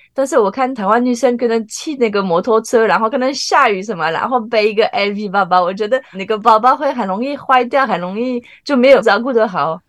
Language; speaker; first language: Chinese; non-native, fluent; French